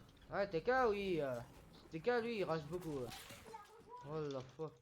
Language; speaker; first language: French; native; French